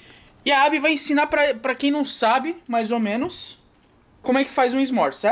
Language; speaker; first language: Portuguese; native; Portuguese